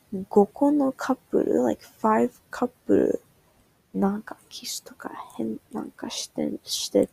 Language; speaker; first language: Japanese; non-native, learner; English